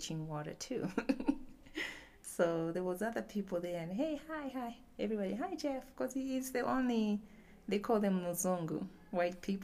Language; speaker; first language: English; non-native, local second language; Bemba